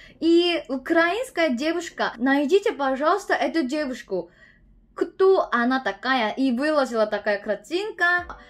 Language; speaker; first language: Russian; non-native, learner; Korean